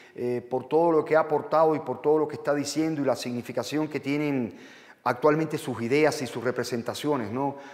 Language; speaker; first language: Spanish; native; Spanish